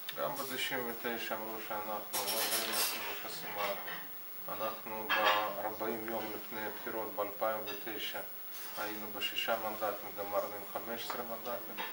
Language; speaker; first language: Hebrew; non-native, fluent; Russian